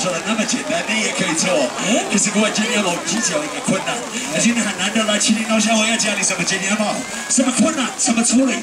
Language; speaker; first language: Chinese; non-native, fluent; English